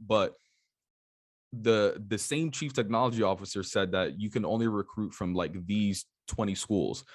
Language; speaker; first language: English; early bilingual, other home language; Spanish